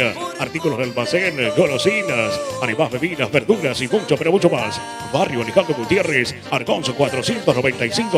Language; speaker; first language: Spanish; native; Spanish